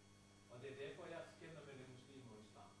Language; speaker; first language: Danish; non-native, fluent; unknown